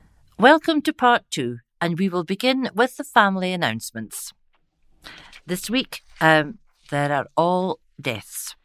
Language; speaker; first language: English; native; English